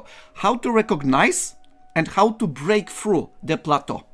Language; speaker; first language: English; non-native, fluent; Polish